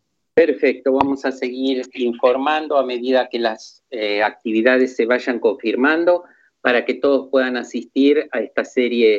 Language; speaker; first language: Spanish; native; Spanish